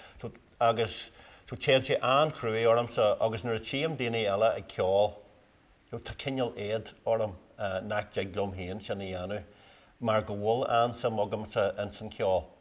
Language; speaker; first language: Irish; native; Irish